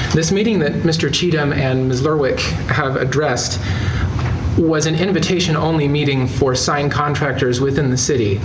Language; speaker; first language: English; native; English